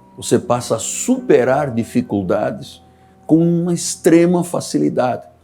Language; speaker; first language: Portuguese; native; Portuguese